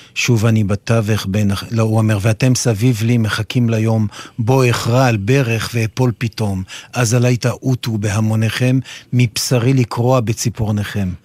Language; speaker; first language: Hebrew; non-native, fluent; French